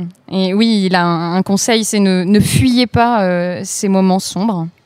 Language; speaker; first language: French; native; French